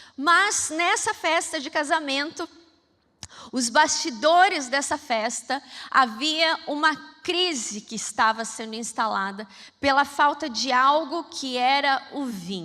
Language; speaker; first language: Portuguese; native; Portuguese